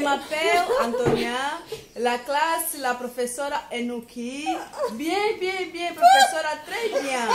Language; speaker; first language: French; non-native, learner; Portuguese